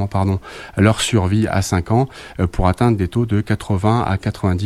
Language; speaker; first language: French; native; French